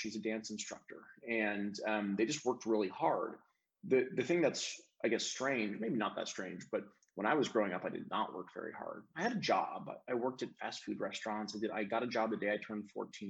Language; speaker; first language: English; native; English